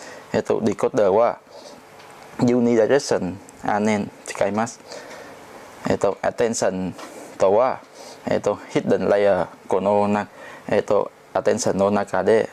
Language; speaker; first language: Japanese; non-native, learner; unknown